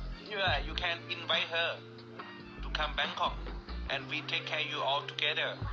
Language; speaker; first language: English; non-native, learner; Thai